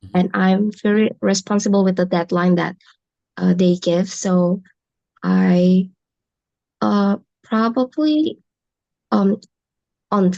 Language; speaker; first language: English; non-native, learner; Indonesian